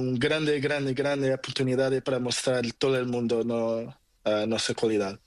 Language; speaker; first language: Spanish; non-native, learner; Portuguese